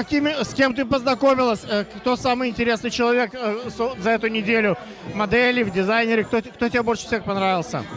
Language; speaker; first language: Russian; native; Russian